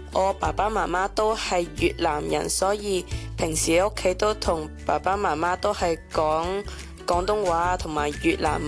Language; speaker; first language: Cantonese; early bilingual, other home language; Vietnamese